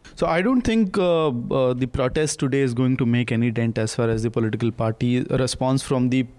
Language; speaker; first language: English; non-native, local second language; Hindi